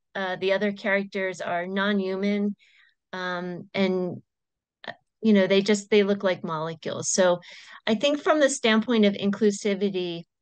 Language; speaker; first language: English; native; English